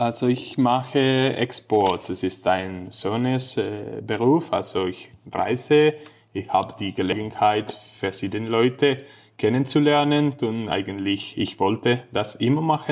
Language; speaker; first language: German; non-native, fluent; Spanish